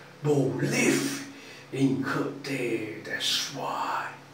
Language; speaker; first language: English; non-native, local second language; Chinese